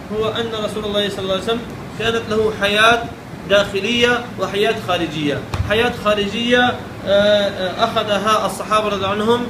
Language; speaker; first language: Arabic; non-native, fluent; Urdu